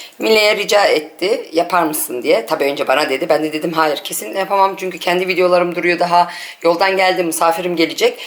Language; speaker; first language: Turkish; early bilingual, heritage; Turkish